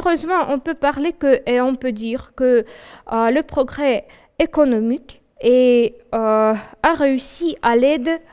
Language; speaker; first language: French; non-native, fluent; Russian